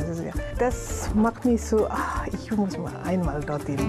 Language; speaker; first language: German; non-native, learner; Indonesian